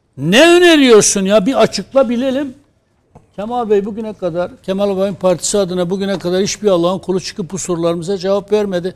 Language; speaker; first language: Turkish; non-native, local second language; Kurdish